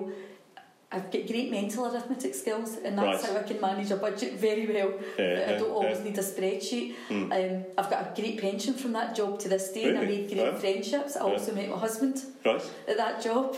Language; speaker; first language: English; native; English